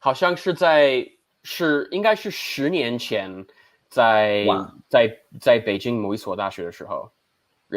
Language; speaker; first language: Chinese; non-native, fluent; English